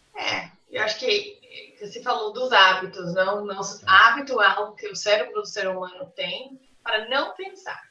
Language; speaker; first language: Portuguese; non-native, fluent; English